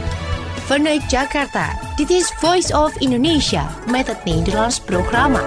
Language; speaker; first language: Dutch; non-native, fluent; Indonesian